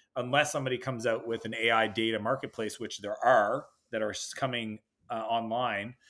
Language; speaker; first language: English; native; English